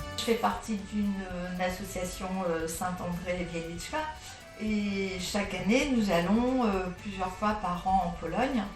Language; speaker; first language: French; native; French